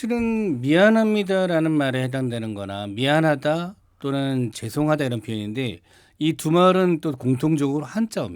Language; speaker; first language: Korean; native; Korean